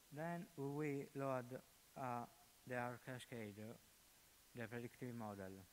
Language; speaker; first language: English; non-native, fluent; Italian